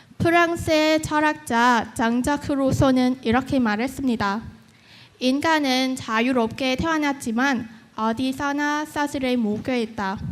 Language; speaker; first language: Korean; non-native, fluent; Vietnamese